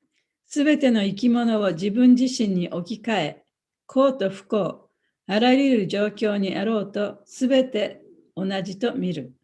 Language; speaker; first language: Japanese; native; Japanese